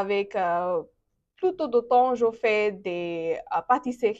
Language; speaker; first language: French; non-native, learner; Bangla